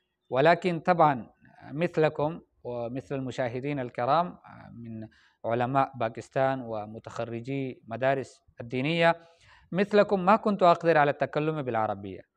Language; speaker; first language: Arabic; non-native, fluent; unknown